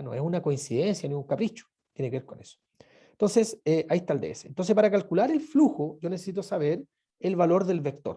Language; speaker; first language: Spanish; native; Spanish